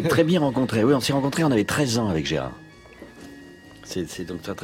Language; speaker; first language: French; native; French